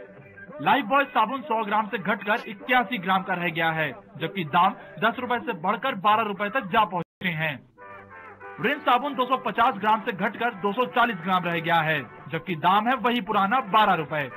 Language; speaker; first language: Hindi; native; Hindi